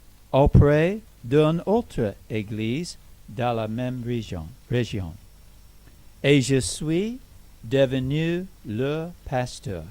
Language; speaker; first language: French; non-native, learner; English